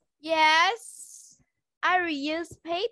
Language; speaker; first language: English; non-native, learner; Vietnamese